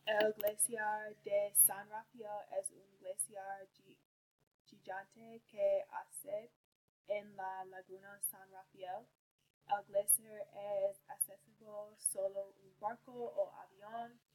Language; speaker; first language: Spanish; non-native, learner; English